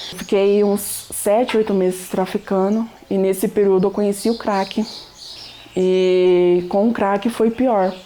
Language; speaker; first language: Portuguese; native; Portuguese